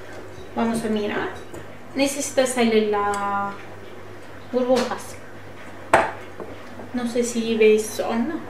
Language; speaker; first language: Spanish; non-native, learner; Turkish